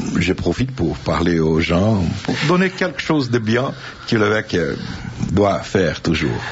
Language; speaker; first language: French; non-native, learner; Portuguese